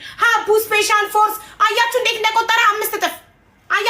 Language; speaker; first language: Amharic; native; Amharic